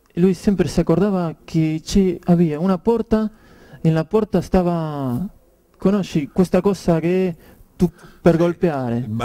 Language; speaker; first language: Italian; non-native, learner; Spanish